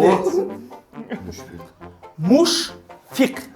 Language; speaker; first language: Russian; non-native, local second language; Tajik